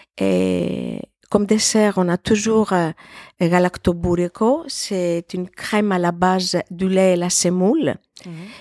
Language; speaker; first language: French; non-native, fluent; Greek